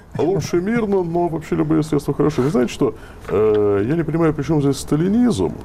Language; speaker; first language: Russian; native; Russian